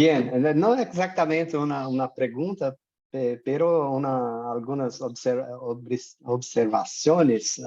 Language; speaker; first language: Spanish; non-native, learner; Portuguese